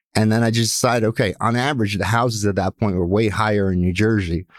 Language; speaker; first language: English; early bilingual, other home language; Russian